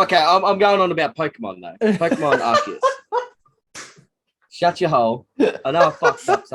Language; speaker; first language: English; native; English